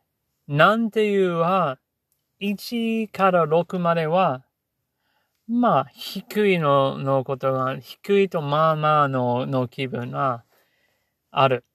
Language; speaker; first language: Japanese; non-native, learner; English